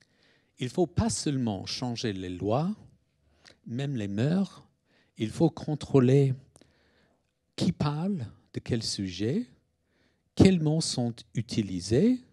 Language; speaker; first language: French; non-native, fluent; English